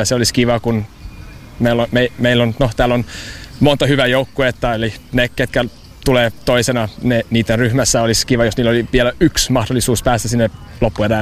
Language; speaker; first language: Finnish; non-native, fluent; English